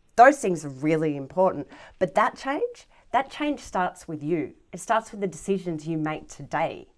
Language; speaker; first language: English; native; English